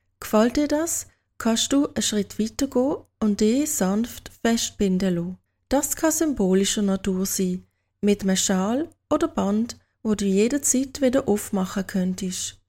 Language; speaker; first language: German; native; German